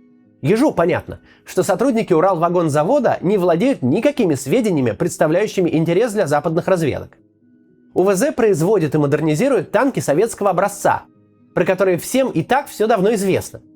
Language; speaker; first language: Russian; native; Russian